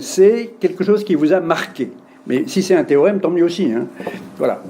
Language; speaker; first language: French; native; French